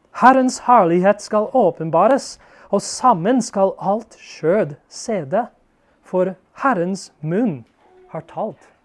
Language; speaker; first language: Norwegian; non-native, fluent; English